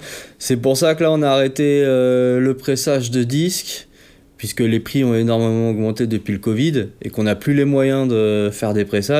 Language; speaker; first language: French; native; French